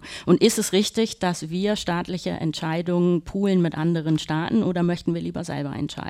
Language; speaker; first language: German; native; German